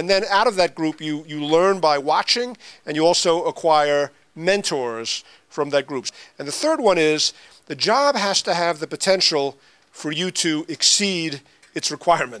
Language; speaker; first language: English; native; English